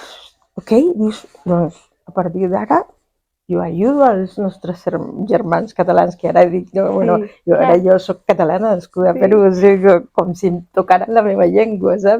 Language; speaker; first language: Catalan; non-native, fluent; Spanish